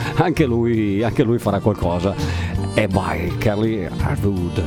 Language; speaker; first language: Italian; native; Italian